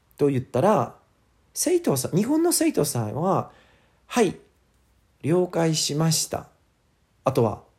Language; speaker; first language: Japanese; non-native, learner; English